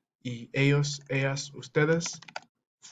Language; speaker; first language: Spanish; non-native, fluent; English